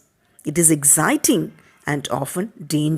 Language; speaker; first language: English; non-native, local second language; Tamil